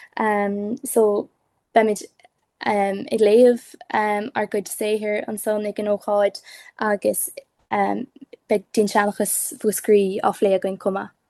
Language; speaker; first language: Irish; native; Irish